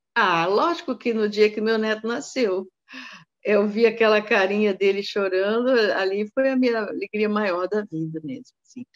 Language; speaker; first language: Portuguese; native; Portuguese